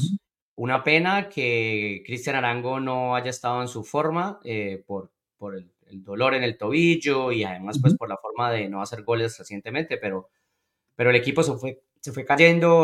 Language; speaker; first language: Spanish; native; Spanish